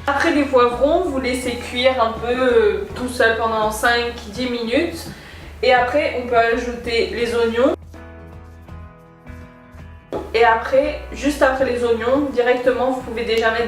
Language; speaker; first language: French; native; French